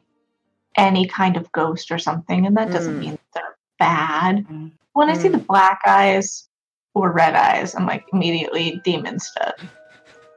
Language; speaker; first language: English; native; English